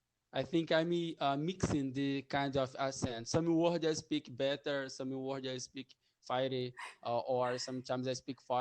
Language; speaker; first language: English; non-native, learner; Portuguese